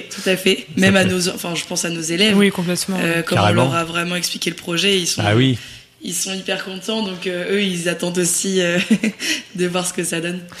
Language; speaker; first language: French; native; French